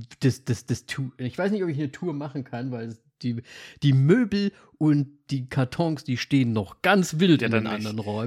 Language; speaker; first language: German; native; German